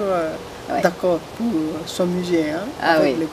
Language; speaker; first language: French; non-native, learner; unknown